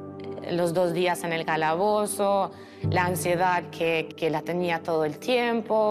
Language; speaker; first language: Spanish; non-native, fluent; Albanian